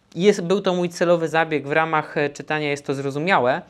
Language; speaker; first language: Polish; native; Polish